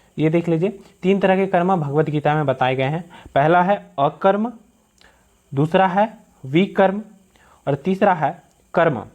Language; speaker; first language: Hindi; native; Hindi